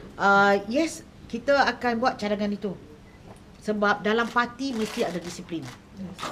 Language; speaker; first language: Malay; native; Malay